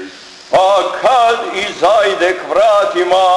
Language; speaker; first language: Croatian; native; Croatian